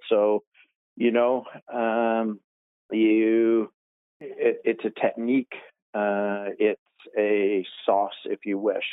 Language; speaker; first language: English; native; English